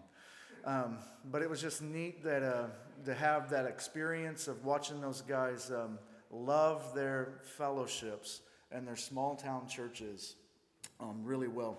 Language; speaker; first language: English; native; English